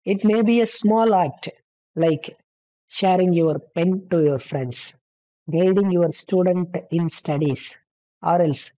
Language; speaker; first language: English; non-native, local second language; Tamil